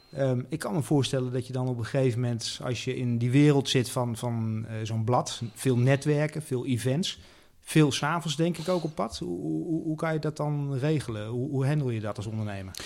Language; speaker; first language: Dutch; native; Dutch